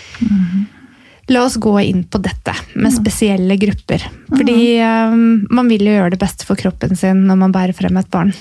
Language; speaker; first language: Norwegian; native; Norwegian